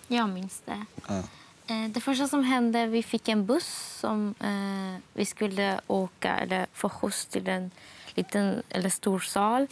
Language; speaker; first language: Swedish; non-native, fluent; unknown